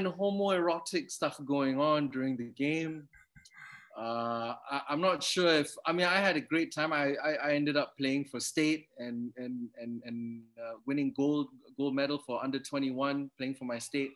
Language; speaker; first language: English; native; English